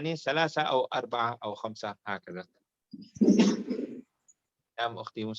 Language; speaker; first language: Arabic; non-native, fluent; Malay